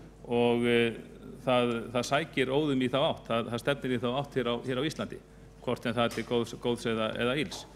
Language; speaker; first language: Icelandic; native; Icelandic